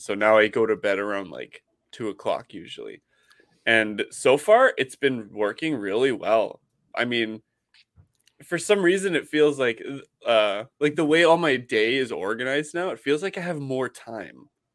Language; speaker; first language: English; native; English